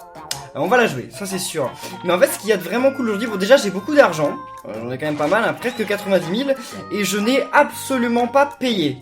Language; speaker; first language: French; native; French